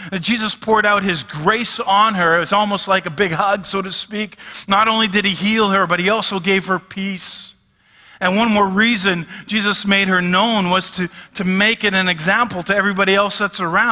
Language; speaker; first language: English; native; English